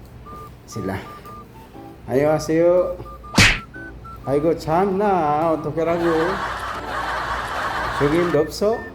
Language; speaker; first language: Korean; non-native, learner; Filipino